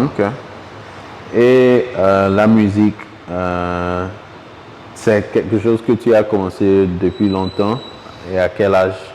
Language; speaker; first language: French; non-native, local second language; Ewe